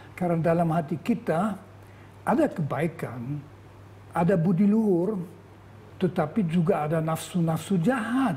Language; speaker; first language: Indonesian; non-native, fluent; German